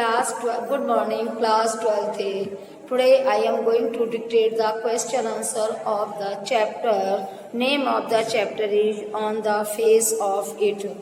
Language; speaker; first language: English; non-native, local second language; Hindi